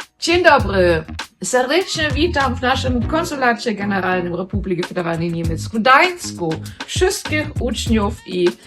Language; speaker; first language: Polish; non-native, learner; German